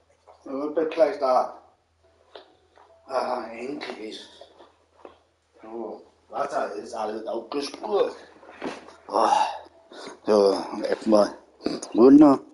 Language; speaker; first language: German; non-native, learner; Vietnamese